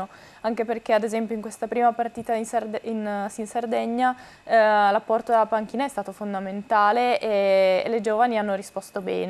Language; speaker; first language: Italian; native; Italian